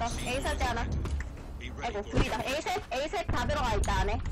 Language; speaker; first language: Korean; native; Korean